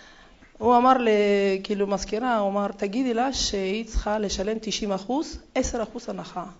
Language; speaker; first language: Hebrew; non-native, fluent; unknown